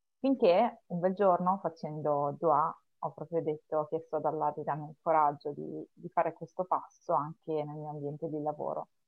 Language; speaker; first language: Italian; native; Italian